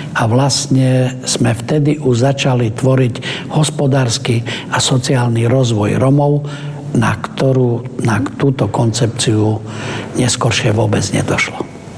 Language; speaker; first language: Slovak; non-native, local second language; Romany